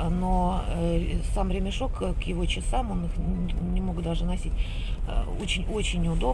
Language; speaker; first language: Russian; native; Russian